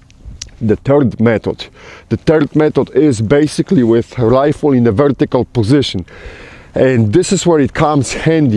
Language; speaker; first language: English; non-native, fluent; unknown